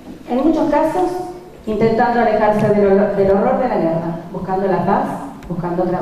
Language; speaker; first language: Spanish; native; Spanish